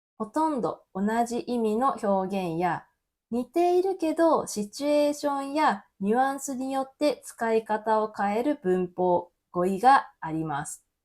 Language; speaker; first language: Japanese; native; Japanese